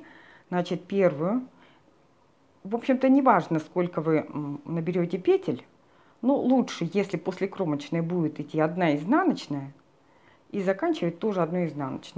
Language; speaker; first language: Russian; native; Russian